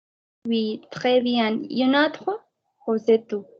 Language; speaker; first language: French; non-native, fluent; Spanish